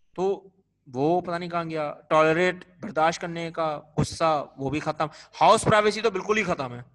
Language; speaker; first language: Urdu; native; Urdu